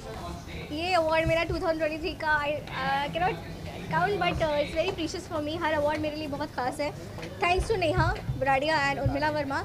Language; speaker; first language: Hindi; native; Hindi